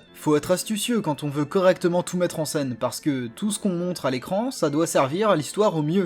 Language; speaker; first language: French; native; French